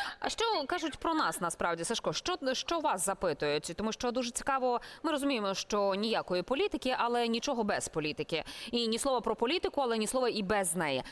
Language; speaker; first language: Ukrainian; native; Ukrainian